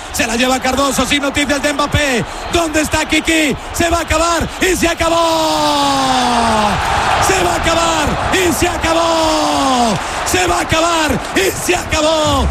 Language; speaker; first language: Spanish; native; Spanish